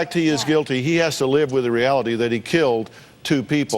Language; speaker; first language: English; native; English